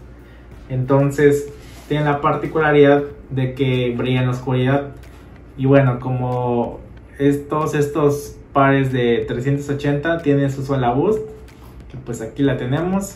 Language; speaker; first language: Spanish; native; Spanish